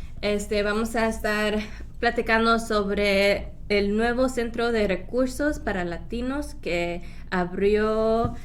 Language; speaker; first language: Spanish; early bilingual, heritage; Spanish